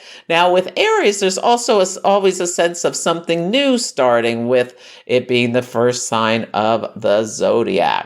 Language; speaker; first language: English; native; English